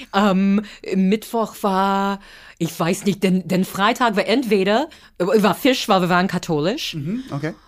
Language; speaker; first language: German; non-native, fluent; English